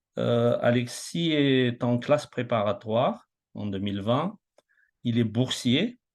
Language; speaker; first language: French; non-native, local second language; Malagasy